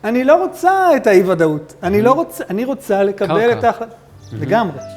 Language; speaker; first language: Hebrew; native; Hebrew